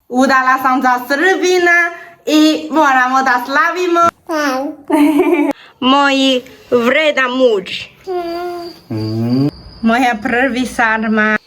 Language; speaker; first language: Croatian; non-native, learner; Chinese